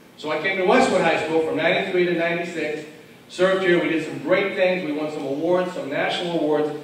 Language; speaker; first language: English; native; English